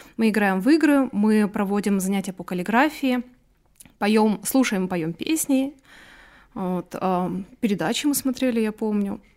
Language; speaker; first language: Russian; native; Russian